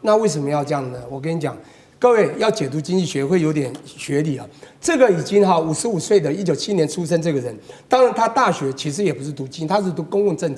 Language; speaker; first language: Chinese; native; Chinese